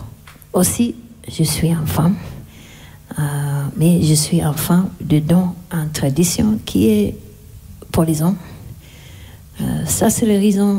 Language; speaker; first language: French; non-native, learner; English